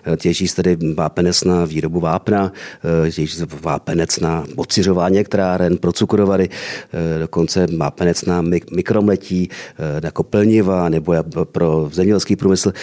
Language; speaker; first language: Czech; native; Czech